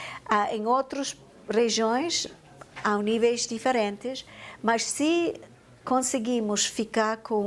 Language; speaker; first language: Portuguese; non-native, fluent; Spanish